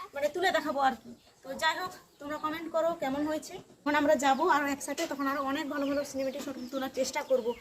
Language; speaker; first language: Bangla; native; Bangla